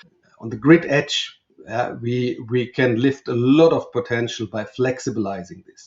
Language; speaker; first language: English; non-native, fluent; German